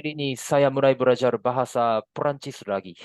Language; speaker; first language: Indonesian; non-native, fluent; Japanese